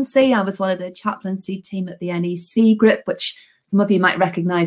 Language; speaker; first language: English; native; English